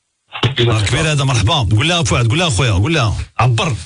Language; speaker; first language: Arabic; native; Arabic